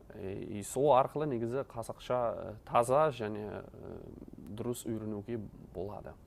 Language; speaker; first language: Kazakh; non-native, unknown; Dutch